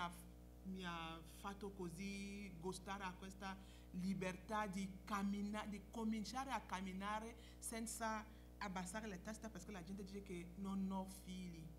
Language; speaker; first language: Italian; non-native, fluent; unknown